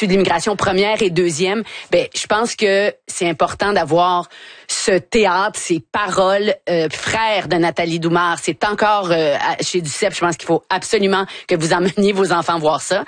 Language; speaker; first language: French; native; French